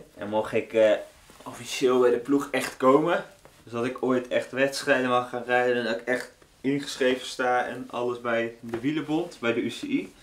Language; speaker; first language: Dutch; native; Dutch